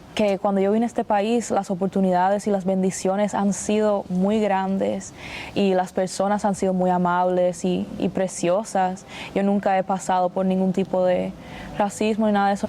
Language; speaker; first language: Spanish; early bilingual, other home language; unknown